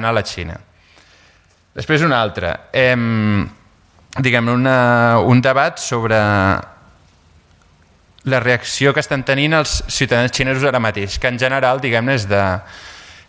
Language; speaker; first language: Catalan; native; Catalan